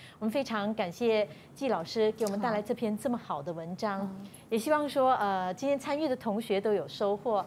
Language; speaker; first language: Chinese; native; Chinese